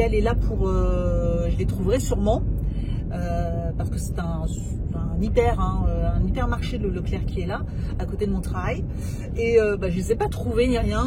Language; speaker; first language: French; native; French